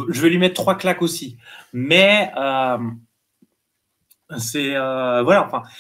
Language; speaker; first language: French; native; French